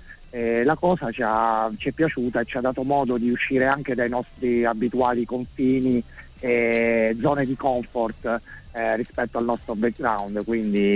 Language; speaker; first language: Italian; native; Italian